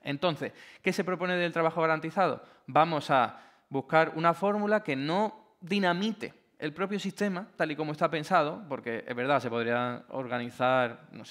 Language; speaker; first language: Spanish; native; Spanish